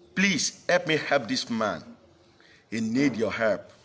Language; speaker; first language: English; non-native, local second language; Yoruba